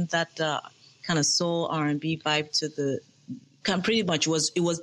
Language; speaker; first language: English; non-native, local second language; Yoruba